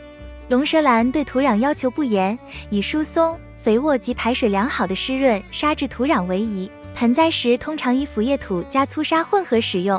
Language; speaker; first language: Chinese; native; Chinese